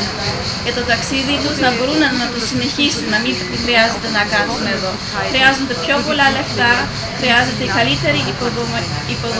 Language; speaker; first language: Greek; early bilingual, heritage; Greek